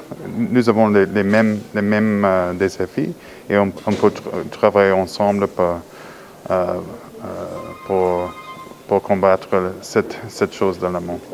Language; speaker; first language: French; non-native, fluent; English